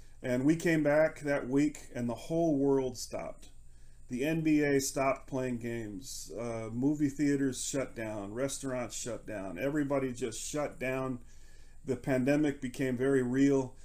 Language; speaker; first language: English; native; English